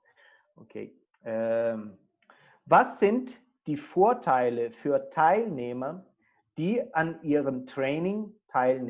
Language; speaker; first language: German; non-native, fluent; Portuguese